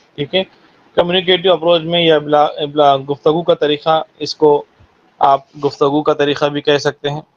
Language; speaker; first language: Urdu; native; Urdu